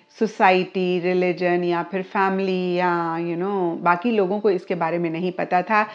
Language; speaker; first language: Hindi; native; Hindi